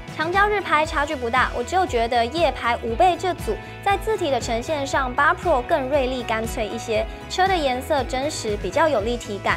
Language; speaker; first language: Chinese; native; Chinese